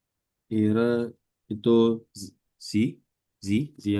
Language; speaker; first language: German; non-native, learner; Indonesian